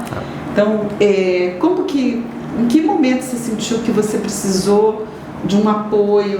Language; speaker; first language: Portuguese; native; Portuguese